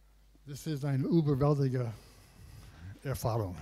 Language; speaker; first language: German; non-native, learner; English